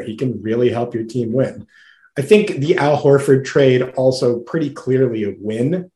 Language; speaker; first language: English; native; English